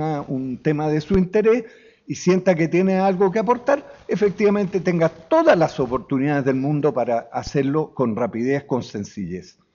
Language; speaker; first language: Spanish; native; Spanish